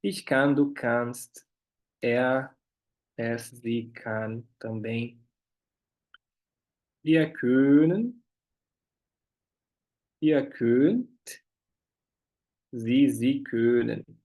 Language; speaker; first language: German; non-native, fluent; Portuguese